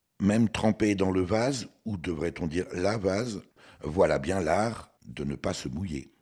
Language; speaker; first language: French; native; French